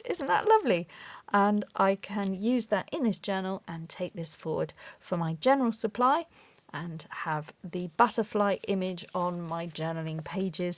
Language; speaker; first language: English; native; English